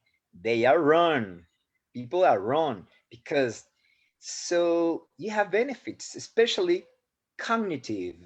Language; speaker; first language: English; non-native, fluent; Spanish